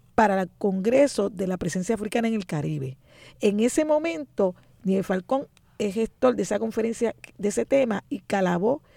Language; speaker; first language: Spanish; native; Spanish